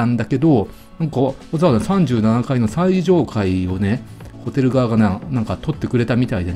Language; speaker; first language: Japanese; native; Japanese